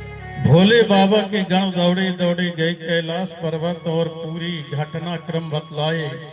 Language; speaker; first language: Hindi; native; Hindi